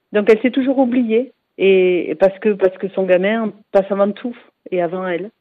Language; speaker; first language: French; native; French